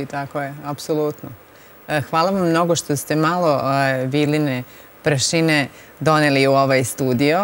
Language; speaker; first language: Serbian; native; Serbian